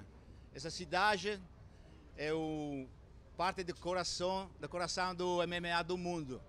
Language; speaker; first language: Portuguese; non-native, fluent; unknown